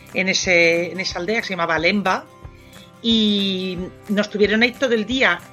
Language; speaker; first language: Spanish; non-native, fluent; French